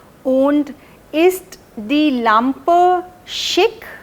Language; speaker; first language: German; non-native, fluent; Hindi